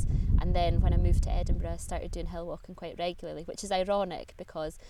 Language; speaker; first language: English; native; English